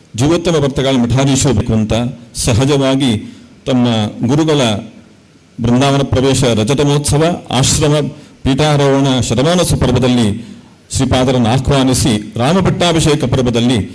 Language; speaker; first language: Kannada; native; Kannada